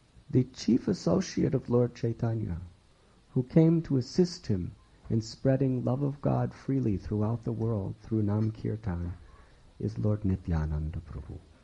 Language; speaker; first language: English; native; English